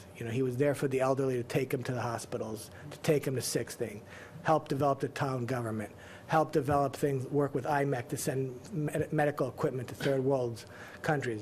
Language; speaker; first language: English; native; English